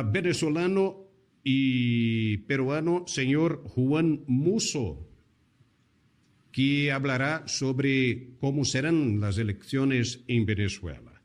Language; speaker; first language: Spanish; non-native, fluent; Portuguese